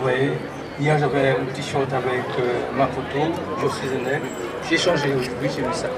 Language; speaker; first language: French; native; French